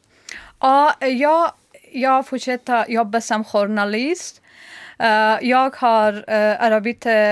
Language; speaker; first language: Swedish; non-native, learner; Persian